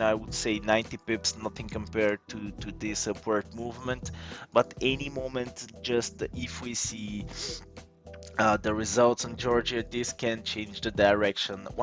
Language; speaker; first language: English; non-native, fluent; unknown